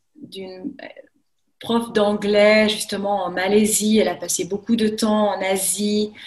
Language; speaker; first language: French; native; French